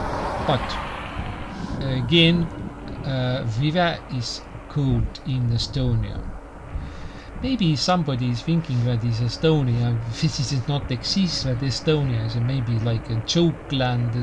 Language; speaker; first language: English; non-native, learner; Estonian